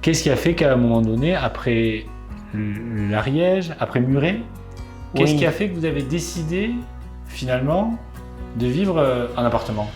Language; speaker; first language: French; native; French